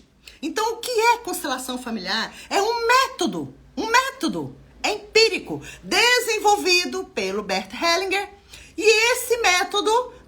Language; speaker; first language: Portuguese; native; Portuguese